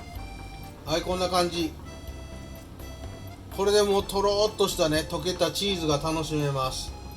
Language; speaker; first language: Japanese; native; Japanese